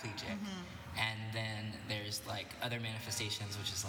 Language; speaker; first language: English; native; English